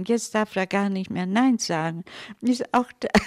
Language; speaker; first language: German; non-native, fluent; Italian